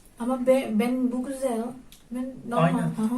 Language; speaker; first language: Turkish; non-native, learner; Indonesian